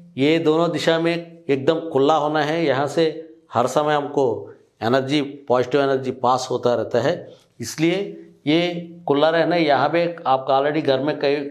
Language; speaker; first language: Hindi; non-native, local second language; Telugu